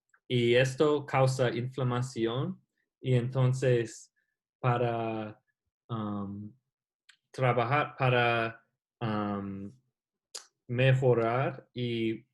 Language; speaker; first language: Spanish; non-native, learner; English